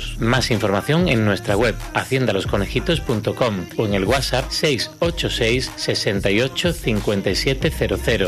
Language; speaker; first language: Spanish; native; Spanish